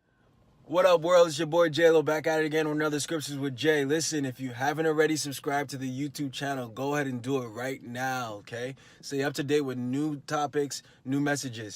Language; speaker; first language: English; native; English